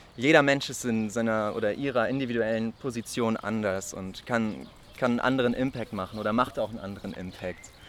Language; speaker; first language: German; native; German